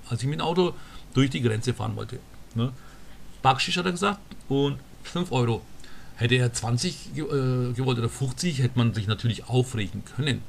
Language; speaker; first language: German; early bilingual, other home language; Turkish